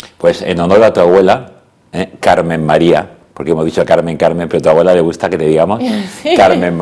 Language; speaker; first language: Spanish; native; Spanish